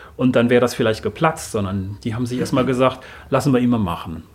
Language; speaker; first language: German; native; German